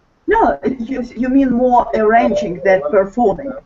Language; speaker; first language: English; non-native, fluent; Russian